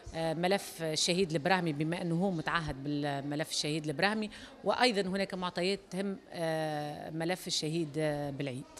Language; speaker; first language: Arabic; native; Arabic